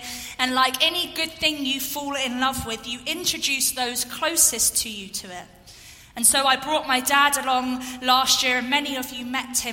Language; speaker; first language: English; native; English